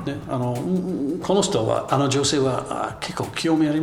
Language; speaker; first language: Japanese; non-native, learner; English